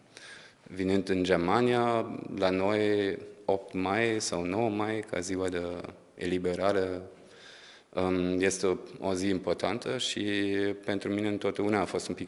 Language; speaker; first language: Romanian; non-native, fluent; German